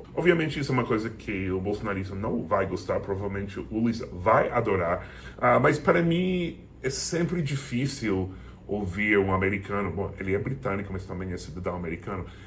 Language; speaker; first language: Portuguese; non-native, fluent; English